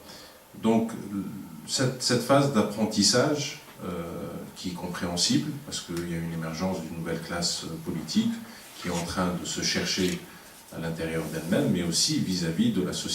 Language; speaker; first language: French; non-native, local second language; Arabic